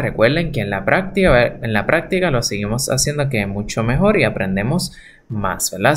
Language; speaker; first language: Spanish; native; Spanish